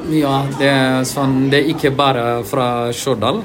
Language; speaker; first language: Norwegian; non-native, learner; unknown